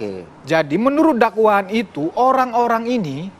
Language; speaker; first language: Indonesian; native; Indonesian